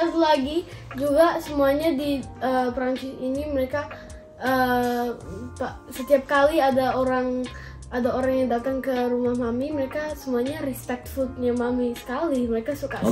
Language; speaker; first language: Indonesian; early bilingual, heritage; Indonesian